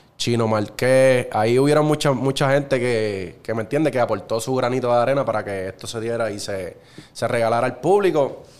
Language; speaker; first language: Spanish; native; Spanish